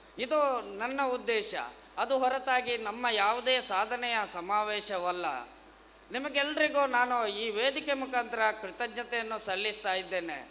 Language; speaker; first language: Kannada; native; Kannada